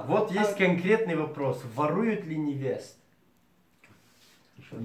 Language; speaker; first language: Russian; native; Russian